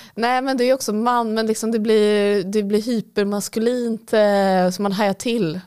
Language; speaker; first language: Swedish; native; Swedish